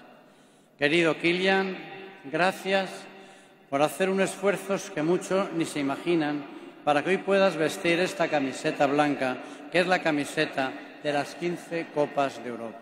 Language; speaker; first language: Spanish; native; Spanish